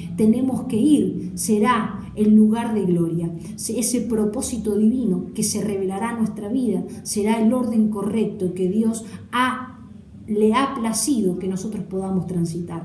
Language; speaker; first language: Spanish; native; Spanish